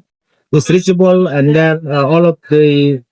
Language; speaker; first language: English; non-native, fluent; Indonesian